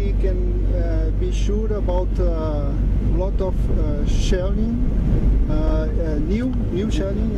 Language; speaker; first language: English; non-native, learner; Arabic